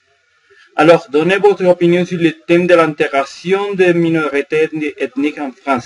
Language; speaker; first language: French; non-native, learner; Spanish